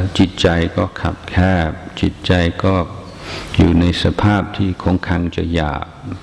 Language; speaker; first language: Thai; non-native, fluent; English